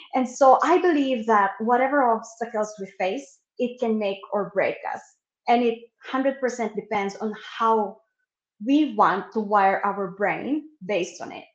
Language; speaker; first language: English; non-native, local second language; Filipino